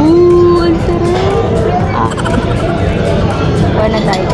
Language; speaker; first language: Filipino; native; Filipino